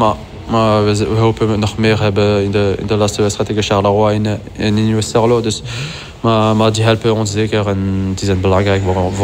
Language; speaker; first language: Dutch; non-native, local second language; French